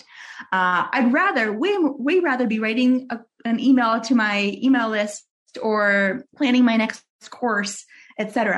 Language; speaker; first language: English; early bilingual, other home language; Russian